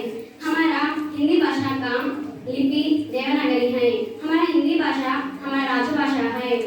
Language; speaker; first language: Hindi; non-native, local second language; Telugu